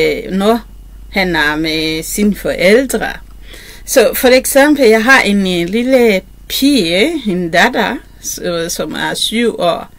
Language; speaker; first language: Danish; non-native, learner; Kinyarwanda